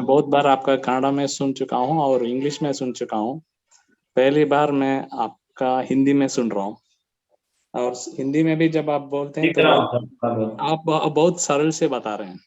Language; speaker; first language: Hindi; non-native, local second language; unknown